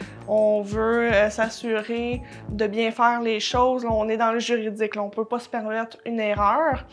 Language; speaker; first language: French; native; French